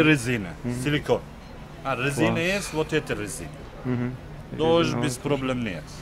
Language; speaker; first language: Russian; non-native, learner; Turkish